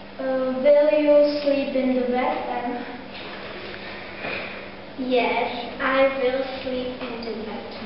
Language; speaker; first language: English; non-native, learner; Czech